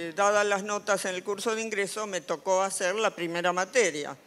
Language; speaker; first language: Spanish; native; Spanish